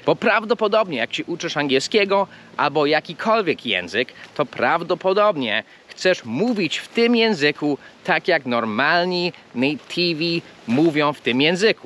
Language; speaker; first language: Polish; non-native, fluent; English